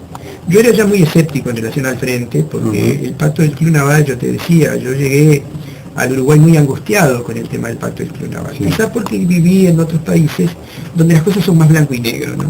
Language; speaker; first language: Spanish; native; Spanish